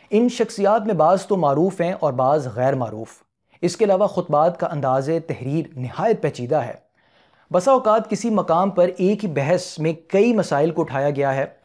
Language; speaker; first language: Urdu; native; Urdu